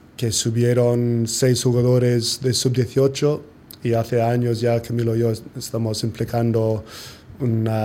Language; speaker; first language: Spanish; non-native, fluent; English